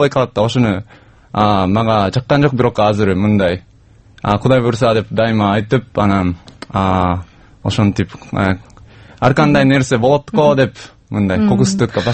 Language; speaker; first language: Kyrgyz; non-native, learner; Japanese